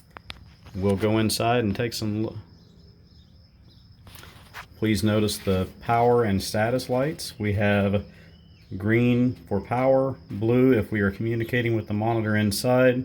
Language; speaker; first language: English; native; English